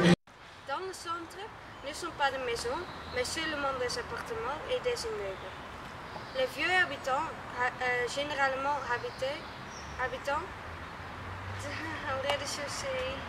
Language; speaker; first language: French; non-native, learner; Dutch